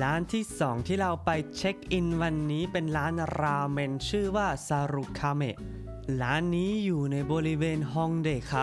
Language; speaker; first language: Thai; non-native, fluent; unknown